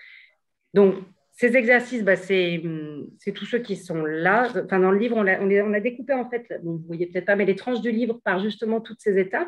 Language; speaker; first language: French; native; French